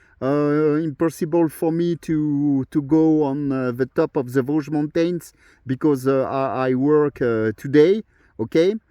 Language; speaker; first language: English; non-native, learner; French